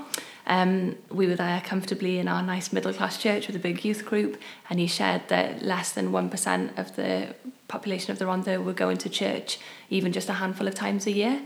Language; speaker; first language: English; native; English